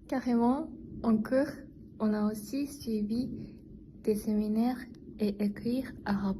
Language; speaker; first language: French; non-native, learner; Japanese